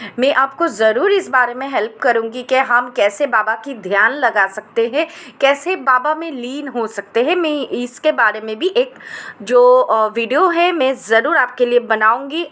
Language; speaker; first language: Hindi; non-native, local second language; Bangla